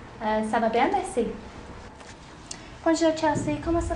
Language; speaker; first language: French; non-native, fluent; English